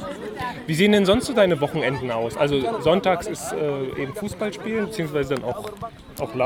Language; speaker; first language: German; native; German